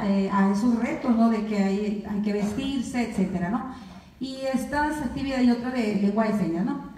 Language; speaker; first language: Spanish; native; Spanish